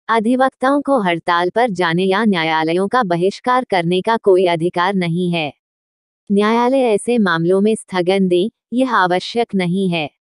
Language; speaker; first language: Hindi; native; Hindi